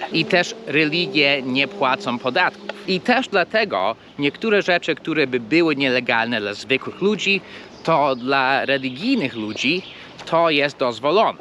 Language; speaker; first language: Polish; non-native, fluent; English